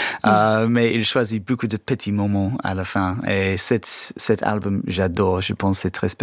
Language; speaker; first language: French; non-native, fluent; English